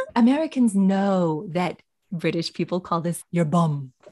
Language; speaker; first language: English; native; English